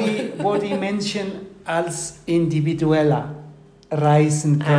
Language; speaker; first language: German; non-native, fluent; Spanish